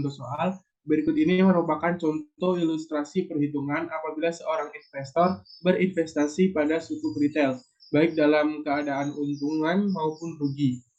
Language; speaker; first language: Indonesian; native; Indonesian